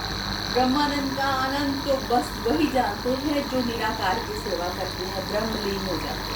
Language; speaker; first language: Hindi; native; Hindi